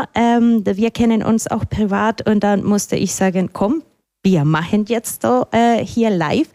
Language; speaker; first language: German; non-native, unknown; Spanish